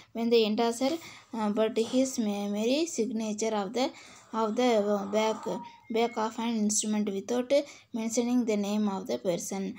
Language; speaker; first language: English; non-native, local second language; Tamil